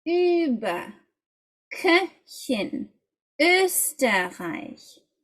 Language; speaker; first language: German; non-native, fluent; English